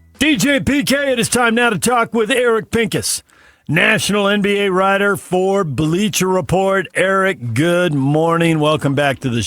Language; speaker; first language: English; native; English